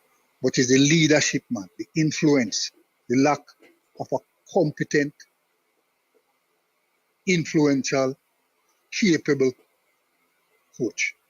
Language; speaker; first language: English; non-native, local second language; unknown